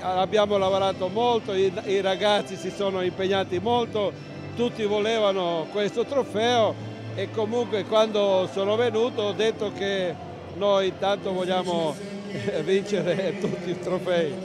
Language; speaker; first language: Italian; non-native, fluent; Croatian